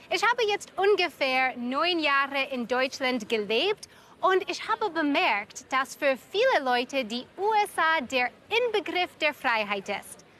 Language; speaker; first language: German; non-native, fluent; English